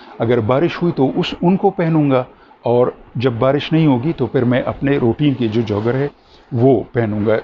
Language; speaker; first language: Urdu; non-native, local second language; Pashto